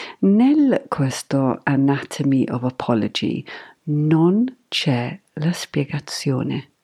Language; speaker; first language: Italian; non-native, fluent; English